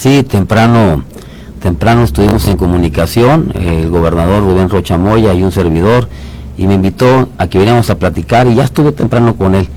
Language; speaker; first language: Spanish; native; Spanish